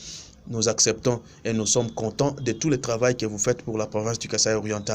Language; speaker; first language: French; non-native, local second language; Luba-Lulua